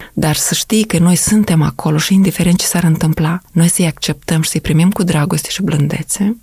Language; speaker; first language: Romanian; native; Romanian